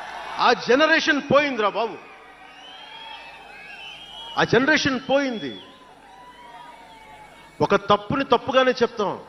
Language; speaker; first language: Telugu; native; Telugu